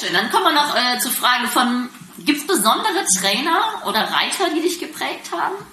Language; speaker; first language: German; native; German